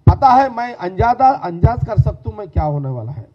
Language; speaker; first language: Hindi; non-native, local second language; Telugu